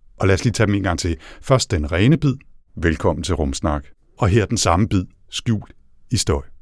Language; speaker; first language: Danish; native; Danish